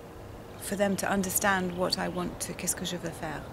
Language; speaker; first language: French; non-native, learner; English